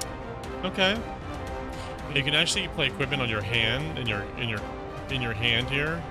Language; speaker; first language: English; native; English